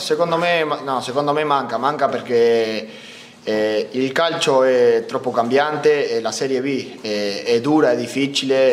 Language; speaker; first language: Italian; non-native, fluent; Spanish